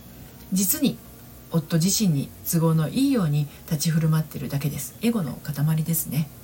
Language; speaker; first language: Japanese; native; Japanese